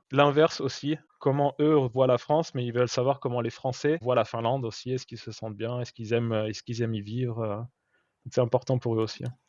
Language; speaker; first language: French; native; French